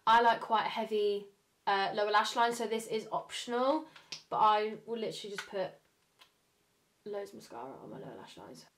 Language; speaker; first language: English; native; English